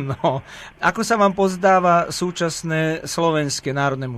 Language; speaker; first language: Slovak; native; Slovak